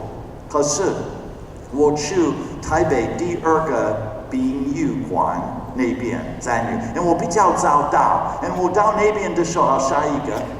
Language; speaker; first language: Chinese; non-native, fluent; English